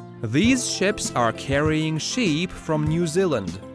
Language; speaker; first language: English; non-native, fluent; Russian